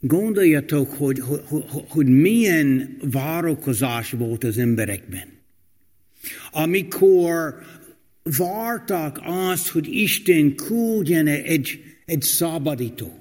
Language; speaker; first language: Hungarian; non-native, fluent; English